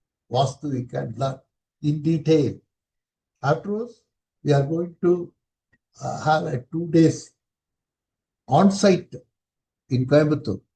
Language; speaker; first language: English; non-native, local second language; Tamil